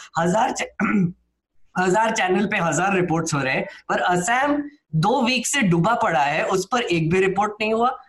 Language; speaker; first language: Hindi; non-native, local second language; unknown